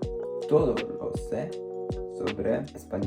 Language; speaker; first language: Spanish; non-native, learner; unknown